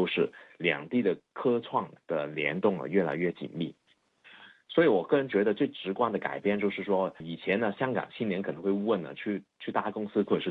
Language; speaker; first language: Chinese; non-native, fluent; Cantonese